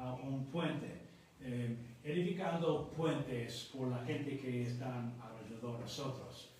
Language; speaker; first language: Spanish; non-native, fluent; English